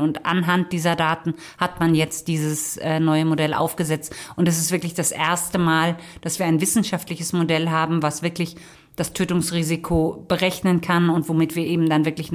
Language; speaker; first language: German; native; German